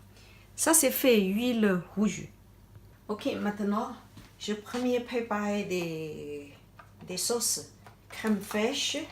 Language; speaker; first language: French; non-native, learner; Thai